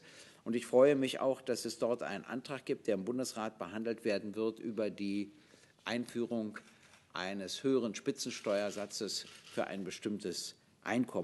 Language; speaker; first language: German; native; German